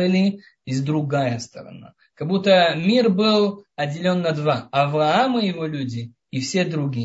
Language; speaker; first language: Russian; early bilingual, heritage; Russian